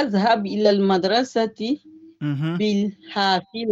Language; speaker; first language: Arabic; non-native, learner; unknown